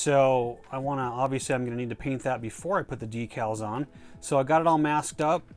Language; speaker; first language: English; native; English